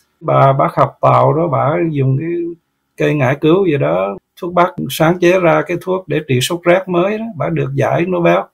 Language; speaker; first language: Vietnamese; native; Vietnamese